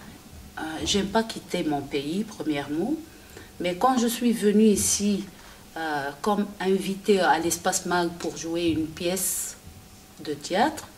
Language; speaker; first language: French; non-native, local second language; Arabic